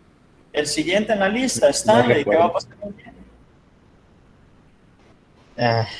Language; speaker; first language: Spanish; native; Spanish